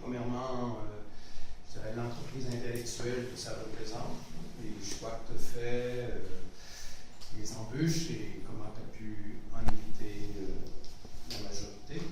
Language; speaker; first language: French; native; French